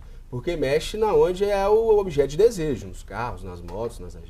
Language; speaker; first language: Portuguese; native; Portuguese